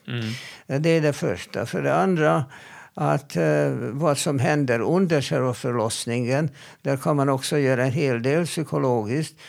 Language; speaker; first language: Swedish; non-native, fluent; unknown